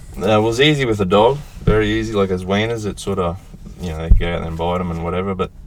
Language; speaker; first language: English; native; English